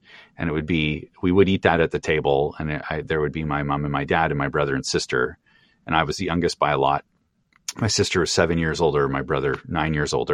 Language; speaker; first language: English; native; English